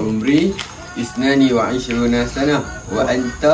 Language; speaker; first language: Arabic; non-native, learner; Malay